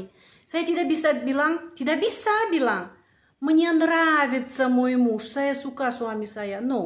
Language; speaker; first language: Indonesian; non-native, fluent; Russian